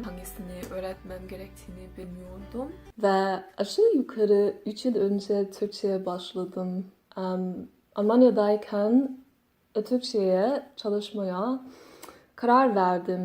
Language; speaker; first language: Turkish; non-native, learner; English